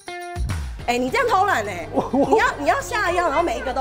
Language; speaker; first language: Chinese; native; Chinese